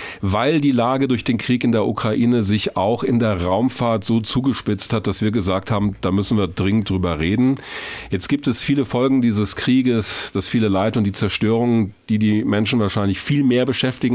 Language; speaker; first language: German; native; German